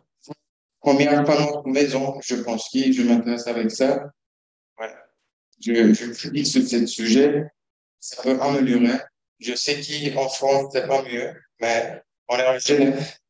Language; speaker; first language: French; non-native, learner; Kurdish